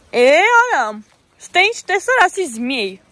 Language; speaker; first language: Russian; non-native, learner; Armenian